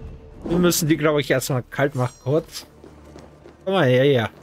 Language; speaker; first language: German; native; German